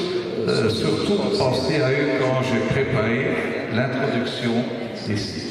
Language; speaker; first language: French; non-native, local second language; Dutch